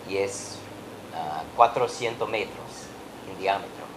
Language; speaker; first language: Spanish; non-native, learner; English